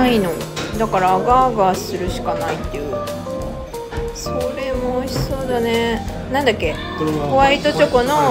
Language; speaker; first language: Japanese; native; Japanese